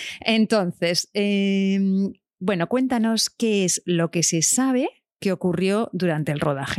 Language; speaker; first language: Spanish; native; Spanish